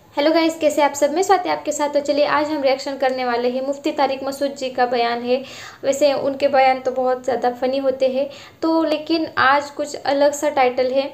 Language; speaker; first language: Hindi; non-native, local second language; Marathi